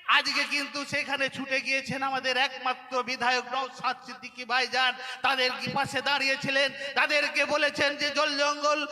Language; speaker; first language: Bangla; non-native, local second language; Santali